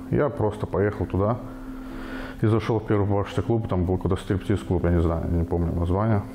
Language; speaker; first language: Russian; native; Russian